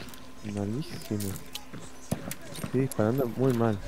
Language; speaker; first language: Spanish; native; Spanish